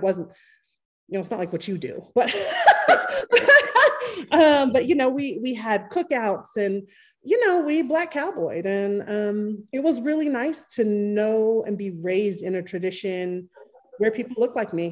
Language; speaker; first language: English; native; English